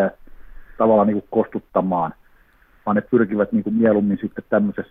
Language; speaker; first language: Finnish; native; Finnish